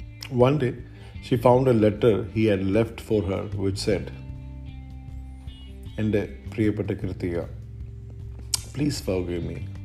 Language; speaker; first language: English; non-native, local second language; Malayalam